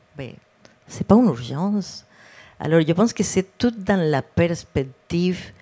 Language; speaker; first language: French; non-native, fluent; Spanish